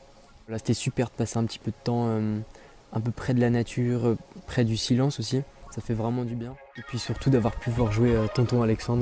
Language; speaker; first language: French; native; French